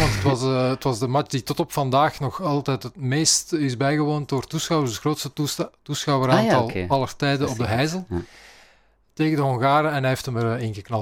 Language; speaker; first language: Dutch; native; Dutch